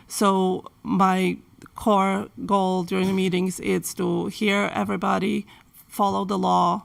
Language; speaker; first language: English; non-native, fluent; Polish